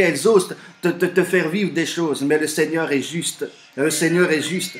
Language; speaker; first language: French; native; French